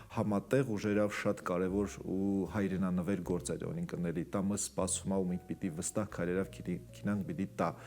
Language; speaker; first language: Armenian; native; Armenian